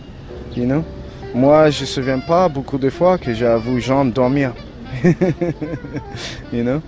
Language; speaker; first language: French; non-native, learner; English